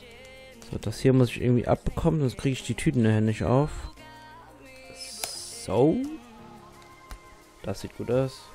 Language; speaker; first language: German; native; German